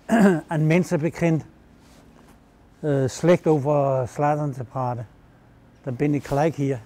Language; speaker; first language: Dutch; non-native, fluent; Danish